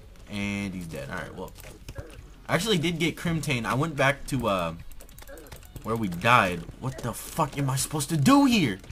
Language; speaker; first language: English; native; English